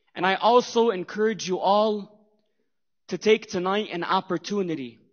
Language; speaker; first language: English; native; English